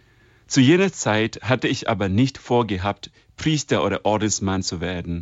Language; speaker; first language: German; non-native, fluent; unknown